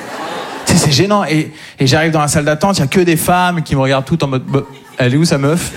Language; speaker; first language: French; native; French